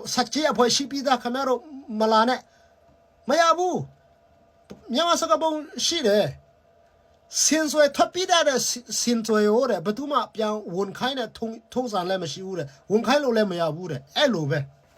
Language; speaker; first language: Burmese; non-native, local second language; Tedim Chin